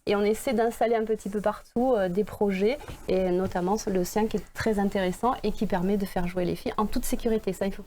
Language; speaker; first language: French; native; French